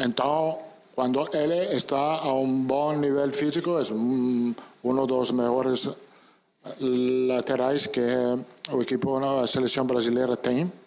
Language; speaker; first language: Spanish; non-native, fluent; Italian